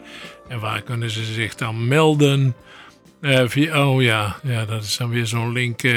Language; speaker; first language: Dutch; native; Dutch